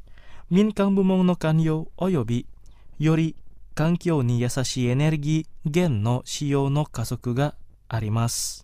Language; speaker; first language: Japanese; non-native, fluent; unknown